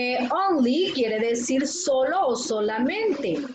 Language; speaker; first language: Spanish; native; Spanish